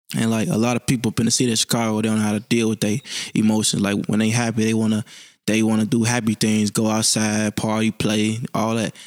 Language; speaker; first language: English; native; English